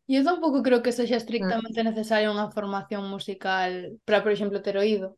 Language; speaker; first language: Galician; native; Galician